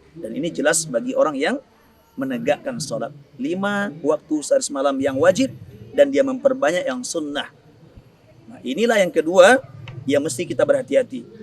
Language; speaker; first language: Indonesian; non-native, local second language; Minangkabau